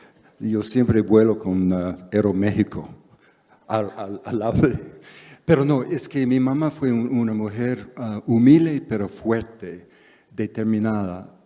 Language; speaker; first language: Spanish; non-native, fluent; English